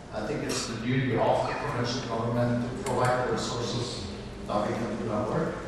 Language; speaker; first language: English; non-native, fluent; Swiss German